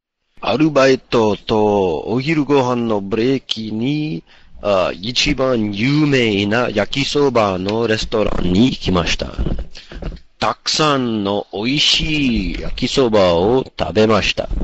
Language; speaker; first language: Japanese; non-native, learner; English